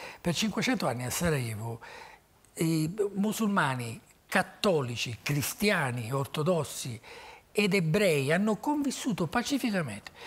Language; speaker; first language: Italian; native; Italian